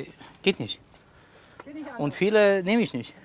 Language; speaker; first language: German; non-native, learner; Polish